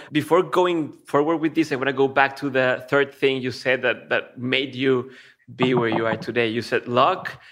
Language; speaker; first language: English; non-native, fluent; Spanish